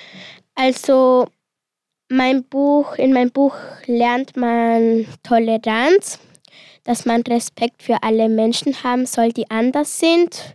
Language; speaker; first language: German; early bilingual, other home language; Spanish